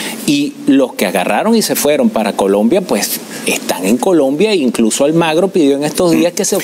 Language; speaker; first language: Spanish; native; Spanish